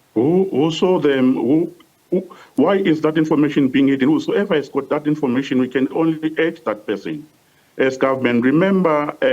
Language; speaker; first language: English; non-native, local second language; Swati